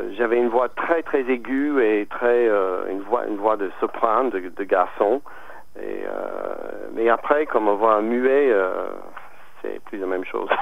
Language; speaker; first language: French; non-native, fluent; English